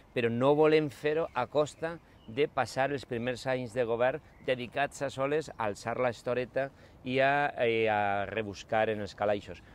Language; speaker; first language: Catalan; non-native, local second language; Spanish